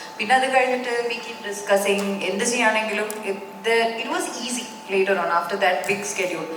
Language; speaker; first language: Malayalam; native; Malayalam